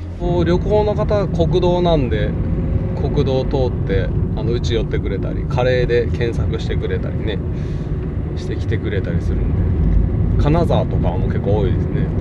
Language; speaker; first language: Japanese; native; Japanese